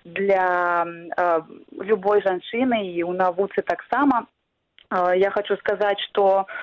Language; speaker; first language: Belarusian; non-native, local second language; Russian